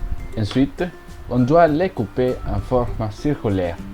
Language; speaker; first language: French; non-native, learner; Spanish